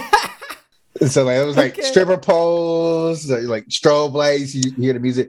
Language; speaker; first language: English; native; English